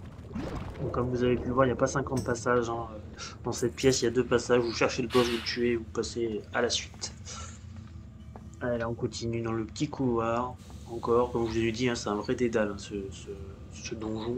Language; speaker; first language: French; native; French